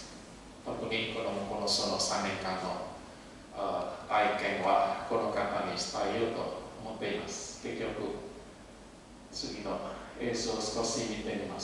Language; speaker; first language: Japanese; non-native, learner; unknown